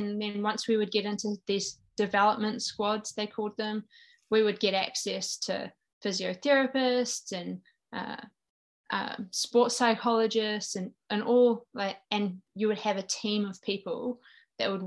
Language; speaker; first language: English; native; English